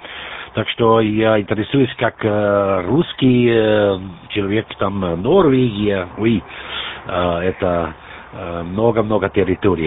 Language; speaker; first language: Russian; non-native, learner; German